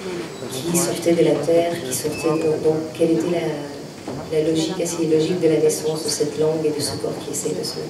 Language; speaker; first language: French; native; French